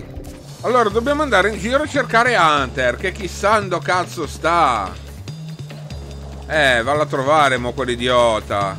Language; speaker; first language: Italian; native; Italian